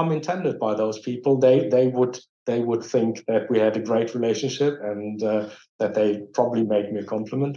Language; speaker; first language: English; non-native, fluent; German